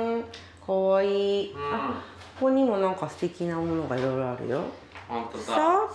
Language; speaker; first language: French; non-native, learner; Japanese